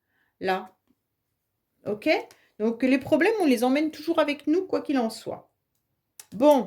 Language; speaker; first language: French; native; French